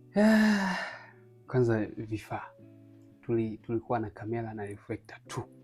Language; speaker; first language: Swahili; native; Swahili